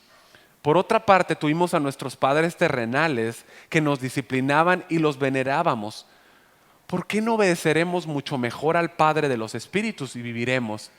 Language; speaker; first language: Spanish; native; Spanish